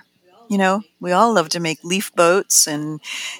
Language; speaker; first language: English; native; English